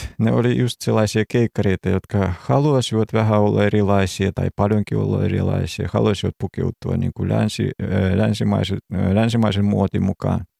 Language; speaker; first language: Finnish; non-native, fluent; Russian